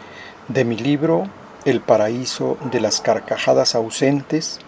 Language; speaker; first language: Spanish; native; Spanish